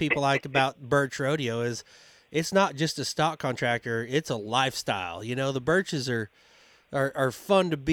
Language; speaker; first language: English; native; English